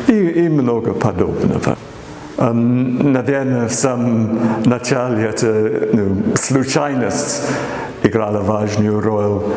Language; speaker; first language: Russian; non-native, fluent; English